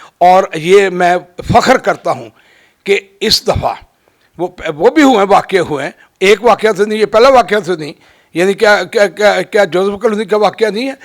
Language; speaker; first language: Urdu; non-native, local second language; Punjabi